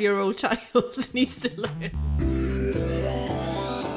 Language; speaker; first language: English; non-native, local second language; Welsh